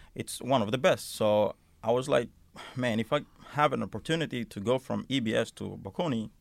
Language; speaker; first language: English; non-native, fluent; Finnish